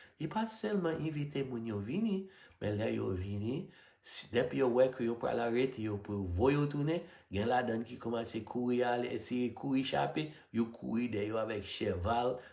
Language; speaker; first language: Haitian Creole; early bilingual, other home language; English